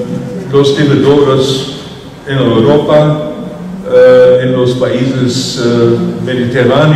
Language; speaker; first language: Spanish; non-native, fluent; German